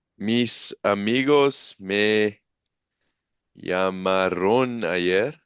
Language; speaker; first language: Spanish; non-native, learner; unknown